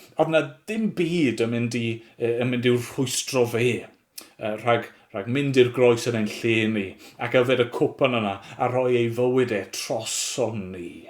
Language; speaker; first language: Welsh; native; Welsh